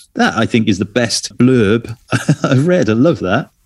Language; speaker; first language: English; native; English